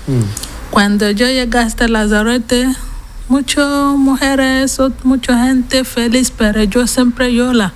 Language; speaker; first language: Spanish; non-native, learner; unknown